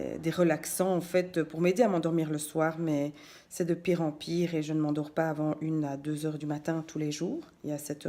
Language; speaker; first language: French; native; French